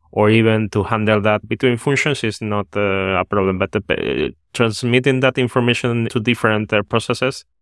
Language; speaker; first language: English; non-native, fluent; Spanish